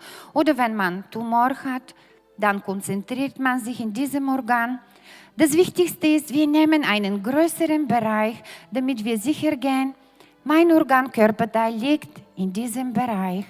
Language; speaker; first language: German; non-native, fluent; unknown